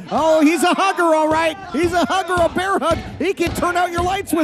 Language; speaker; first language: English; native; English